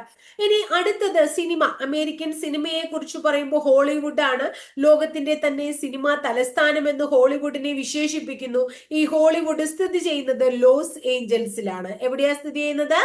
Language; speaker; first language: Malayalam; native; Malayalam